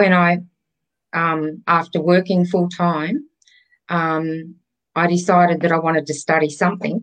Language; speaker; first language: English; native; English